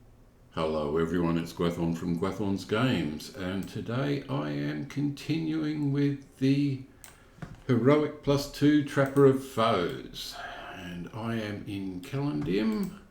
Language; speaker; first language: English; native; English